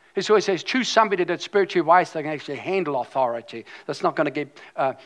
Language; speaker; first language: English; non-native, fluent; German